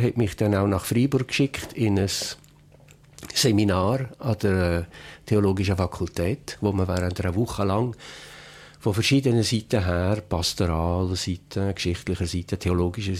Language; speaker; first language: German; native; German